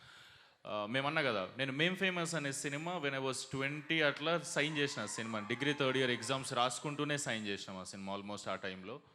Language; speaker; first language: Telugu; native; Telugu